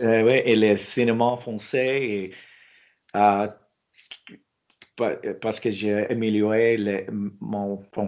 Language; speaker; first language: French; non-native, learner; English